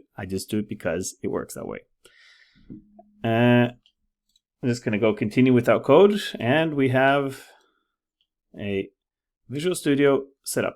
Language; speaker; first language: English; non-native, fluent; Norwegian